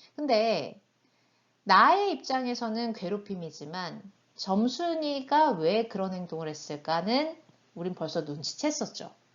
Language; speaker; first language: Korean; native; Korean